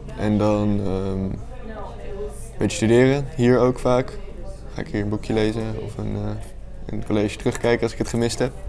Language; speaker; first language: Dutch; native; Dutch